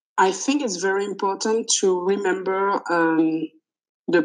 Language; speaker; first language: English; non-native, fluent; French